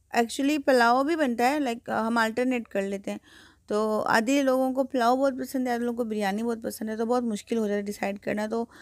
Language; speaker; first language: Urdu; native; Urdu